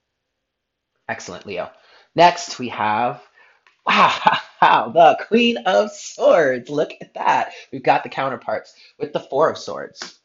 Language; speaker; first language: English; native; English